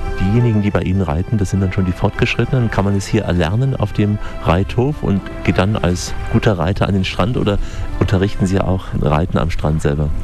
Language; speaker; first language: German; native; German